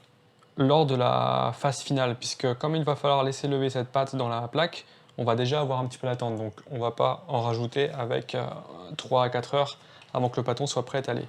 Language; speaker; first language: French; native; French